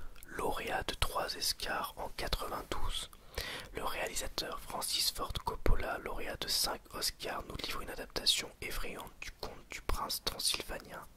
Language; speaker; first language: French; native; French